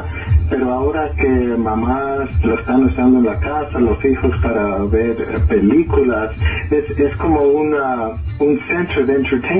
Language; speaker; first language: Spanish; early bilingual, heritage; Spanish